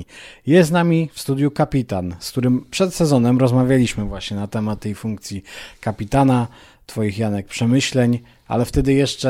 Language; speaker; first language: Polish; native; Polish